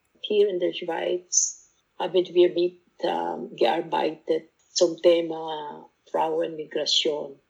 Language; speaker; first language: German; non-native, fluent; Filipino